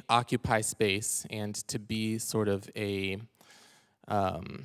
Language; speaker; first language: English; native; English